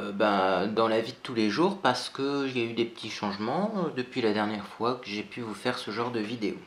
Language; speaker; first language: French; native; French